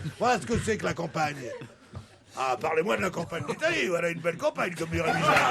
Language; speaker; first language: French; native; French